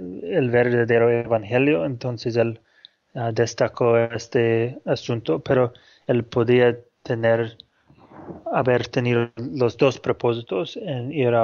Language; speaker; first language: Spanish; non-native, fluent; English